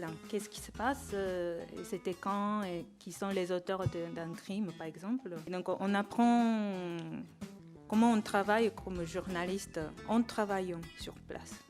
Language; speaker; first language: French; non-native, fluent; Japanese